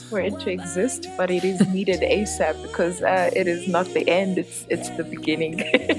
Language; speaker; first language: English; non-native, local second language; Xhosa